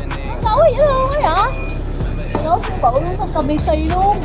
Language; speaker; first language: Vietnamese; native; Vietnamese